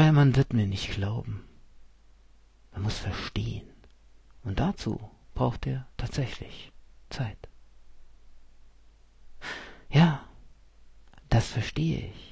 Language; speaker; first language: German; native; German